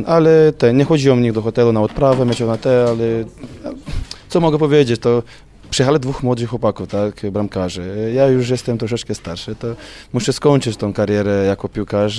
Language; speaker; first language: Polish; non-native, learner; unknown